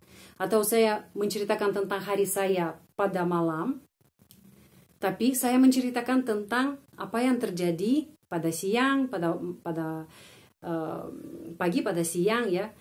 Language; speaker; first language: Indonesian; non-native, fluent; Russian